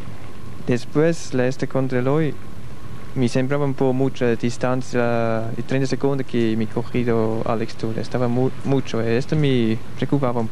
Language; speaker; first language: Spanish; non-native, learner; Swiss German